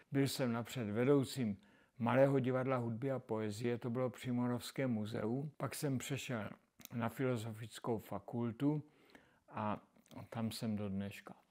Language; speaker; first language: Czech; native; Czech